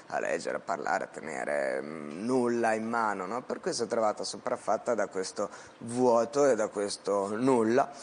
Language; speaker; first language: Italian; native; Italian